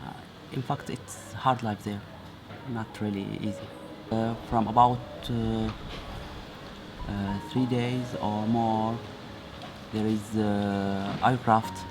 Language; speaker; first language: English; non-native, learner; Arabic